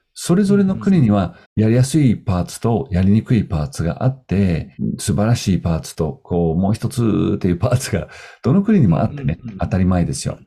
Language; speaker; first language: Japanese; non-native, fluent; Dutch